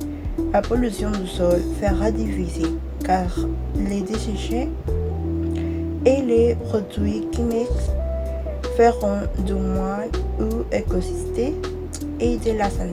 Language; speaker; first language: French; non-native, learner; Spanish